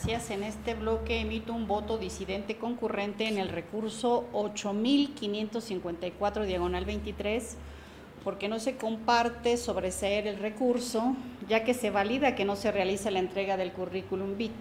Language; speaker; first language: Spanish; native; Spanish